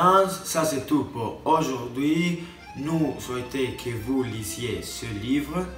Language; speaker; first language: French; non-native, learner; Spanish